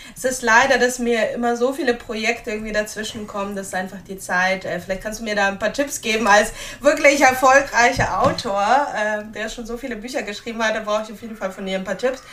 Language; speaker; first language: German; early bilingual, other home language; Russian